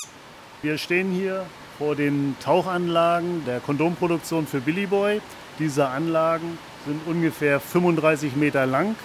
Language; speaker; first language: German; native; German